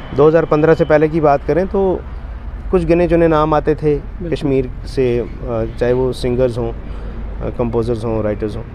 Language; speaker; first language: Hindi; non-native, local second language; Pahari-Potwari